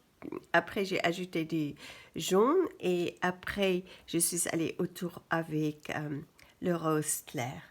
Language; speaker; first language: French; non-native, fluent; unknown